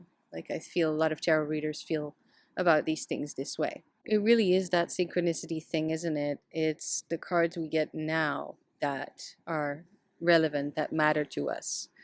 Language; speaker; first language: English; non-native, fluent; Dutch